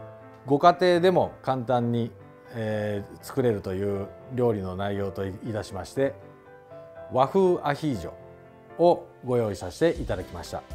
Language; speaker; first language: Japanese; native; Japanese